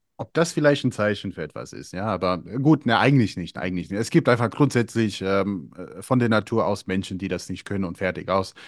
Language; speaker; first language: German; early bilingual, other home language; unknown